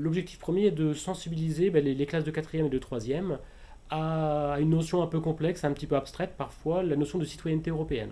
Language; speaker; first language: French; native; French